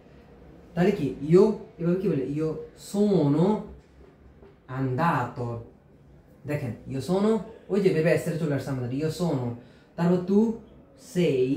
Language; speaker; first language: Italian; non-native, fluent; Bangla